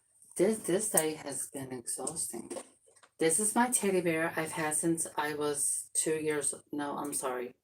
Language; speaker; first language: English; native; English